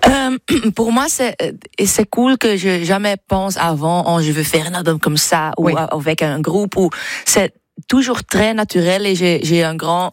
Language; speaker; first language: French; non-native, fluent; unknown